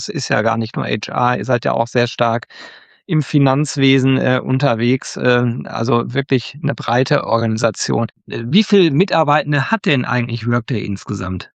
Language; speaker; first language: German; native; German